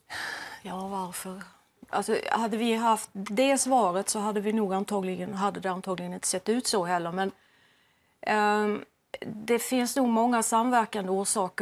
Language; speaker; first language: Swedish; native; Swedish